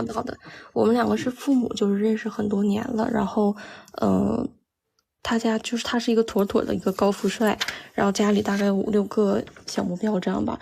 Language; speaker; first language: Chinese; native; Chinese